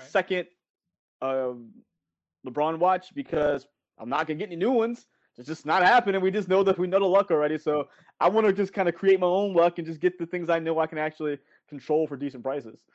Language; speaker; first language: English; native; English